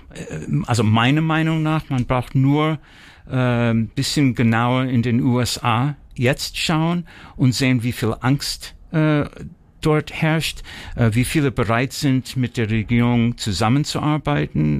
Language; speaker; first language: German; early bilingual, heritage; German